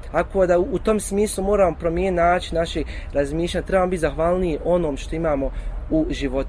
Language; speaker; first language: Bosnian; native; Bosnian